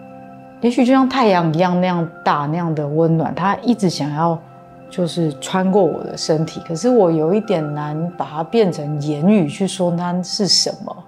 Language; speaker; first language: Chinese; native; Chinese